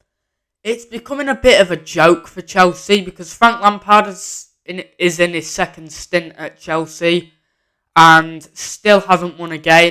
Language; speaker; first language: English; native; English